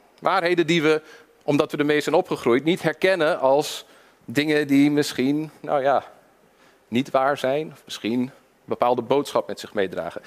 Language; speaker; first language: Dutch; early bilingual, other home language; English